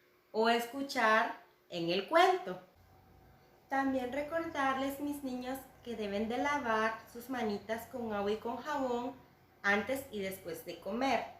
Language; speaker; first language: Spanish; native; Spanish